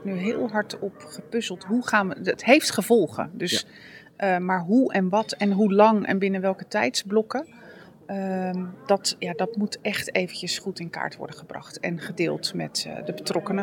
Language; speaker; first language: Dutch; native; Dutch